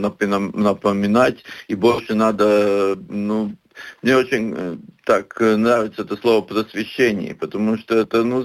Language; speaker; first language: Russian; non-native, local second language; Latvian